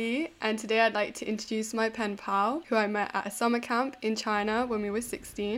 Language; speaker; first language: English; native; English